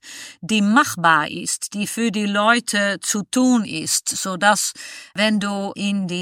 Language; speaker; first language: German; non-native, fluent; Dutch